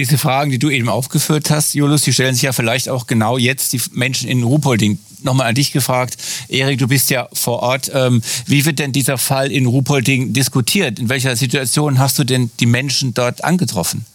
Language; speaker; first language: German; native; German